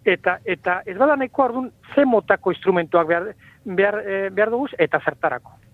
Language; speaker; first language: Basque; non-native, local second language; Spanish